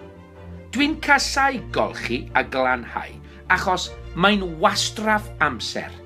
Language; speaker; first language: Welsh; non-native, local second language; English